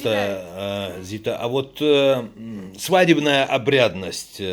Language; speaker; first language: Russian; native; Russian